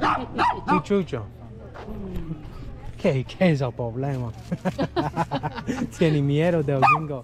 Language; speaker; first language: Spanish; non-native, learner; English